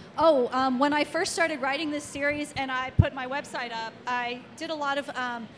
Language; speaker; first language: English; native; English